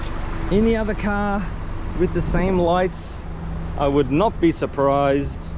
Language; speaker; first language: English; native; English